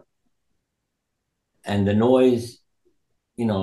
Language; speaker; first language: English; native; English